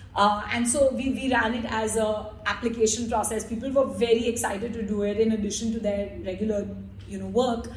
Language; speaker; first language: English; early bilingual, other home language; Hindi